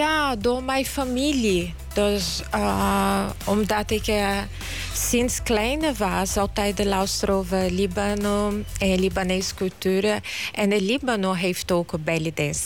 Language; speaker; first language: Dutch; non-native, fluent; Portuguese